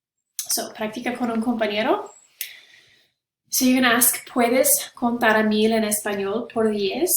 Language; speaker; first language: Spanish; non-native, fluent; English